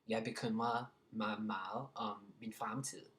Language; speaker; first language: Danish; non-native, learner; English